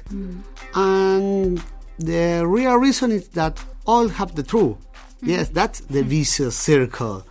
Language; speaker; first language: English; non-native, fluent; Spanish